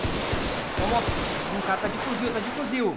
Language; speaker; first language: Portuguese; native; Portuguese